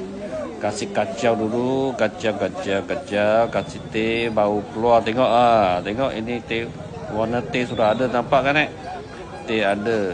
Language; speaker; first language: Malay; non-native, local second language; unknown